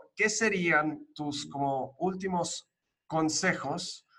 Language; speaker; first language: Spanish; early bilingual, other home language; English